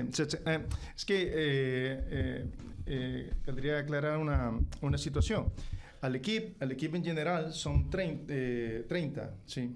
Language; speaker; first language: Catalan; non-native, fluent; Spanish